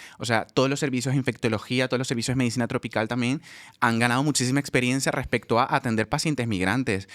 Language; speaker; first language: Spanish; native; Spanish